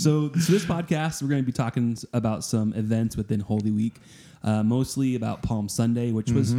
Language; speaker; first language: English; native; English